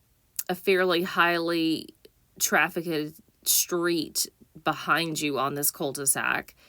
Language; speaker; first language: English; native; English